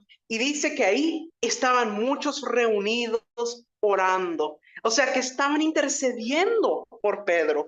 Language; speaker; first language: Spanish; native; Spanish